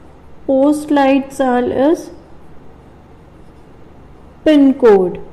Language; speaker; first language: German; non-native, learner; Hindi